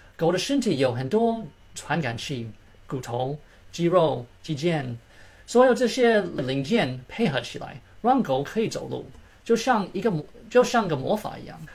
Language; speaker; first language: Chinese; early bilingual, heritage; Chinese